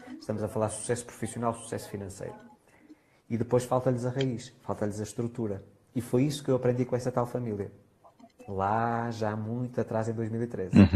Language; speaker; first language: Portuguese; native; Portuguese